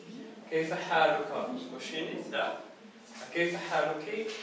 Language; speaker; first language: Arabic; non-native, fluent; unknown